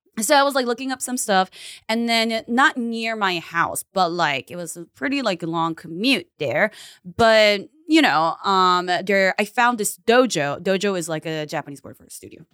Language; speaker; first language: English; early bilingual, other home language; Japanese